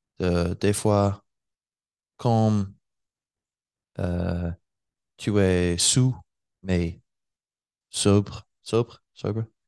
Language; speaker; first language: French; non-native, learner; English